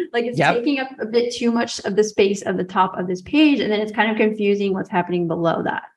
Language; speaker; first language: English; native; English